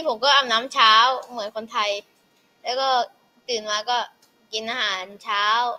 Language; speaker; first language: Thai; early bilingual, other home language; Portuguese